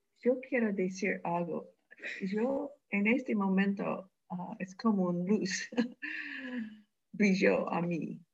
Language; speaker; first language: Spanish; non-native, fluent; English